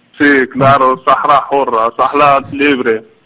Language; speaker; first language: Spanish; non-native, learner; Arabic